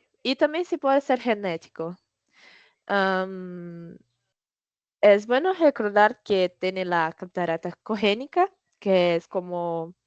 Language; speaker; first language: Spanish; non-native, learner; Portuguese